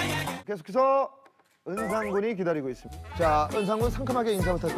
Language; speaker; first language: Korean; native; Korean